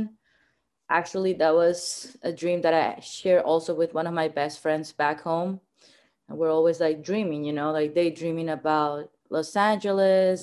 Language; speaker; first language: English; non-native, fluent; Spanish